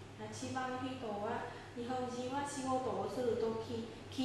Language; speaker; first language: Japanese; non-native, fluent; Vietnamese